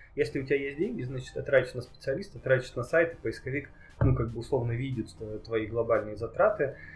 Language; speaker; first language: Russian; native; Russian